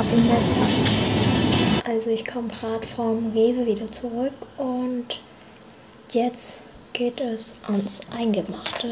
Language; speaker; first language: German; early bilingual, other home language; Vietnamese